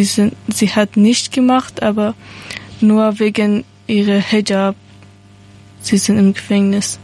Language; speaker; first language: German; non-native, learner; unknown